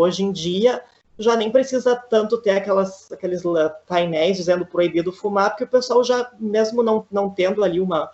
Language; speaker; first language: Portuguese; native; Portuguese